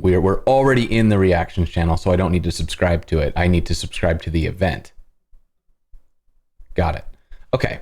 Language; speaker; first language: English; native; English